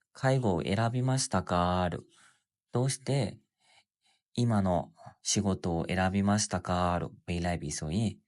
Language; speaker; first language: Japanese; non-native, fluent; Burmese